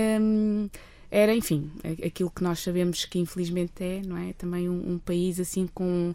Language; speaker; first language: Portuguese; early bilingual, other home language; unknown